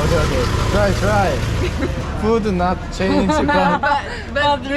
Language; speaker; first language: English; non-native, learner; Korean